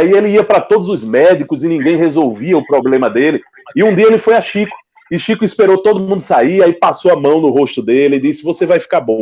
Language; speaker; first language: Portuguese; native; Portuguese